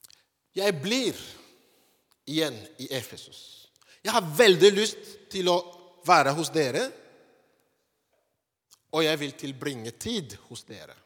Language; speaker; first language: Norwegian; non-native, fluent; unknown